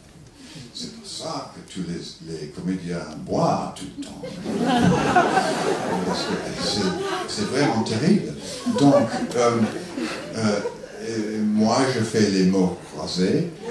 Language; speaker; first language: French; non-native, learner; English